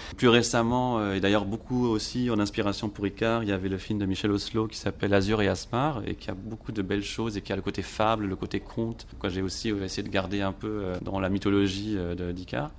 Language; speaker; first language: French; non-native, local second language; Luxembourgish